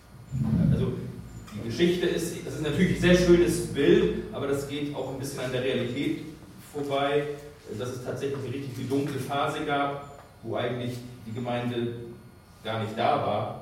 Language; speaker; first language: German; native; German